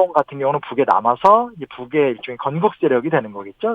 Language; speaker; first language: Korean; native; Korean